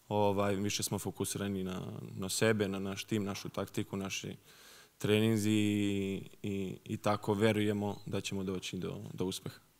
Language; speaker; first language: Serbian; early bilingual, heritage; Serbian